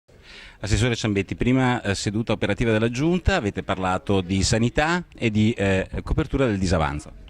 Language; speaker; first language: Italian; native; Italian